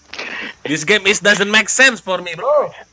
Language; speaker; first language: English; non-native, learner; Sundanese